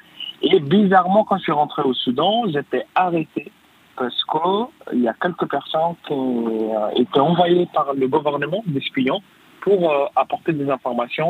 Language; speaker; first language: French; non-native, fluent; Arabic